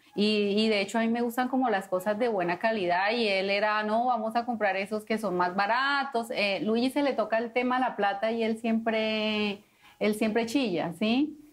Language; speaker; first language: Spanish; native; Spanish